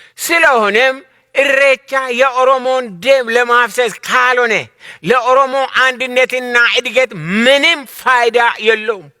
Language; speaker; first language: Amharic; non-native, local second language; Oromo